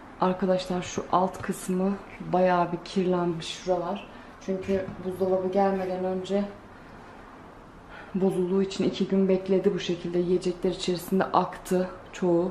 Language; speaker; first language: Turkish; native; Turkish